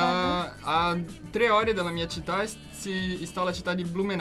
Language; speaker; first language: Italian; non-native, fluent; Portuguese